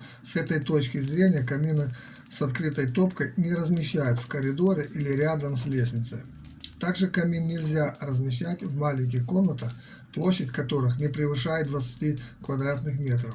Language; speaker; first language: Russian; native; Russian